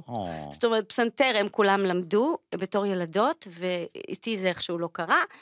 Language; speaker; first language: Hebrew; native; Hebrew